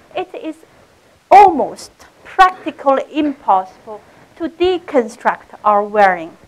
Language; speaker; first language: English; non-native, fluent; Chinese